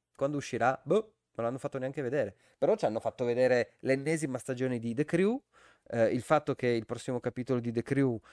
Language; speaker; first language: Italian; native; Italian